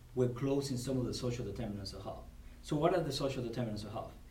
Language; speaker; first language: English; non-native, fluent; Spanish